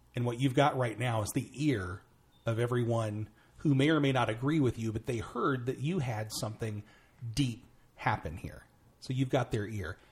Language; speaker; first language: English; native; English